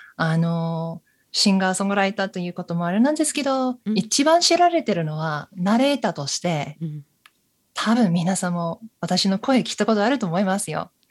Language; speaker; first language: Japanese; non-native, fluent; English